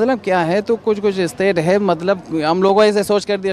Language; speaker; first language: Hindi; non-native, learner; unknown